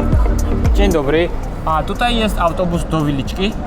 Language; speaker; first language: Polish; non-native, learner; Georgian